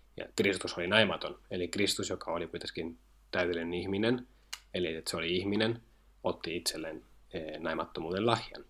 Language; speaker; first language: Finnish; non-native, fluent; Spanish